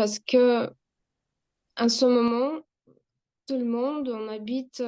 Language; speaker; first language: French; non-native, fluent; Russian